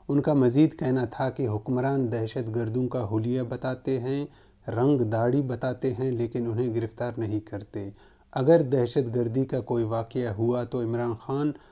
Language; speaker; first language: Urdu; non-native, local second language; Baluchi